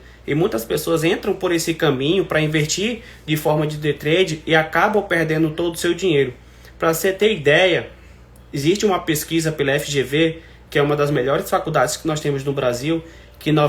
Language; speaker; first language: Portuguese; native; Portuguese